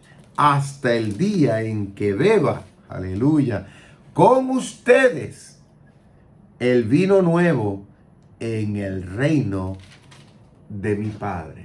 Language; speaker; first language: Spanish; native; Spanish